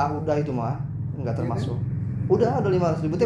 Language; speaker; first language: Indonesian; native; Indonesian